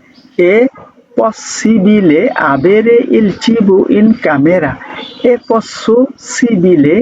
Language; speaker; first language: Italian; non-native, learner; Bangla